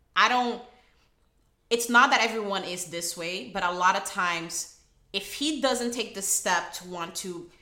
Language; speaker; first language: English; early bilingual, other home language; Portuguese